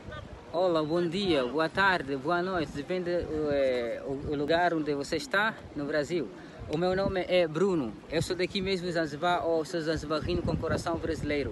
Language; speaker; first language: Portuguese; non-native, learner; Swahili